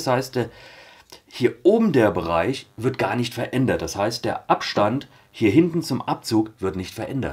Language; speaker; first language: German; native; German